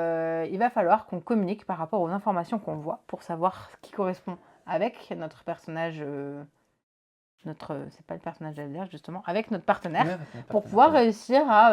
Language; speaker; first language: French; native; French